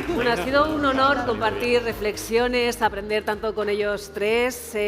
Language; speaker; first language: Spanish; native; Spanish